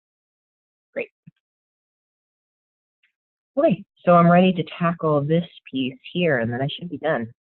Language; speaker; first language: English; native; English